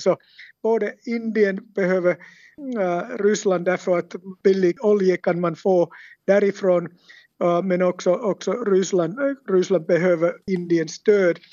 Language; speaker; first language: Swedish; non-native, local second language; Finnish